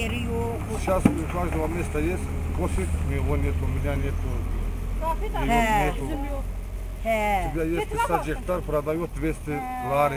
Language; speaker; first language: Russian; non-native, learner; Azerbaijani